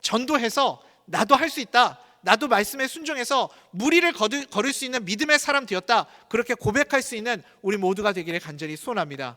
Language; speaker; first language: Korean; native; Korean